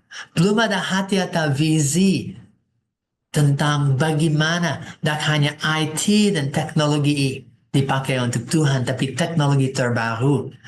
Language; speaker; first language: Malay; non-native, fluent; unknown